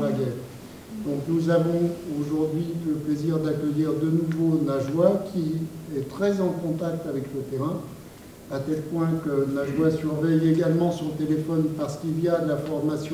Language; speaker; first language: French; native; French